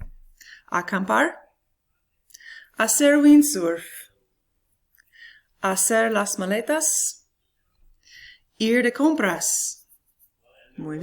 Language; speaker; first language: Spanish; non-native, fluent; English